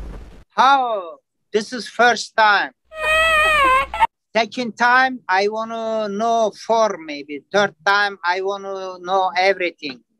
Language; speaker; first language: English; non-native, learner; Turkish